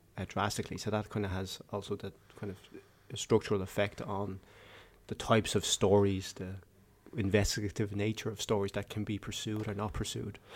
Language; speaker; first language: English; native; English